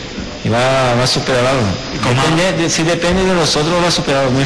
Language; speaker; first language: Spanish; non-native, fluent; Portuguese